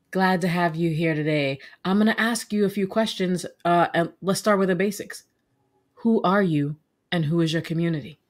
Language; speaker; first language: English; native; English